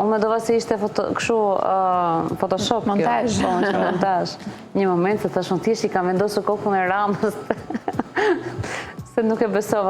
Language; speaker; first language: Albanian; native; Albanian